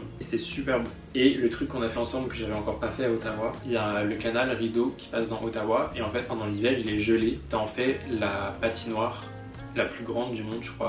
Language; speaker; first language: French; native; French